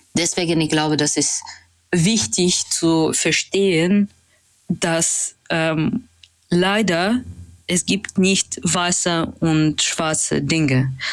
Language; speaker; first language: German; non-native, fluent; Russian